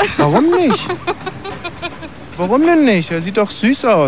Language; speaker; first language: German; native; German